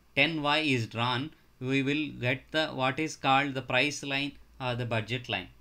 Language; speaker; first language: English; non-native, local second language; Telugu